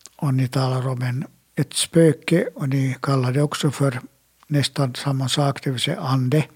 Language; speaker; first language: Swedish; native; Swedish